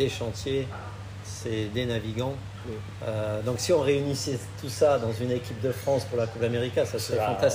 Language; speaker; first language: French; native; French